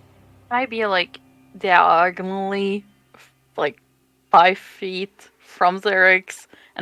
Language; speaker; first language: English; non-native, fluent; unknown